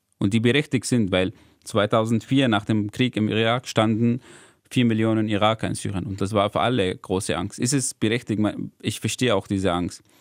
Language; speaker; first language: German; non-native, fluent; Arabic